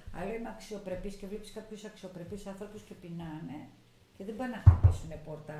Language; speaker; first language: Greek; native; Greek